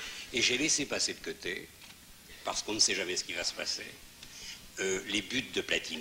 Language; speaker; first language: French; native; French